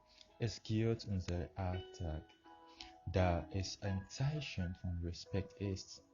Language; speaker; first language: German; non-native, fluent; Yoruba